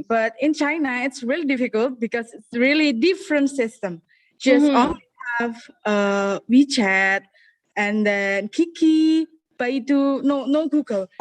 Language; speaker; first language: English; non-native, learner; Indonesian